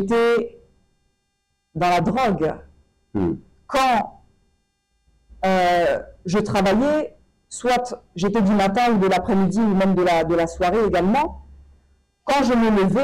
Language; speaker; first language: French; native; French